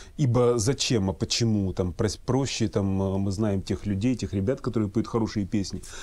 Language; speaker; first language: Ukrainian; non-native, local second language; Russian